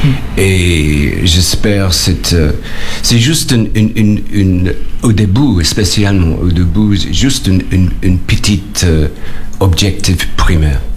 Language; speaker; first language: French; non-native, learner; English